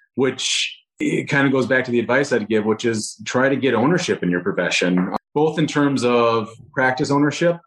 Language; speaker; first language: English; native; English